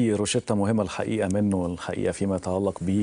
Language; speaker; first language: Arabic; native; Arabic